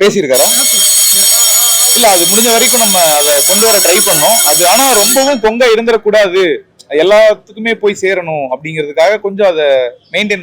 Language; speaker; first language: Tamil; native; Tamil